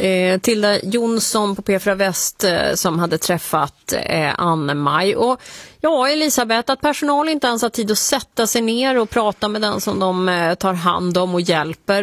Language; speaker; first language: Swedish; native; Swedish